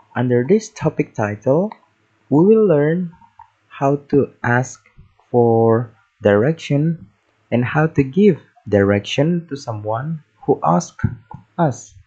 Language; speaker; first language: English; non-native, fluent; Indonesian